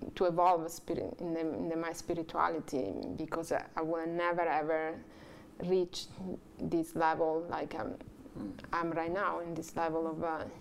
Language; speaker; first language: English; non-native, learner; Italian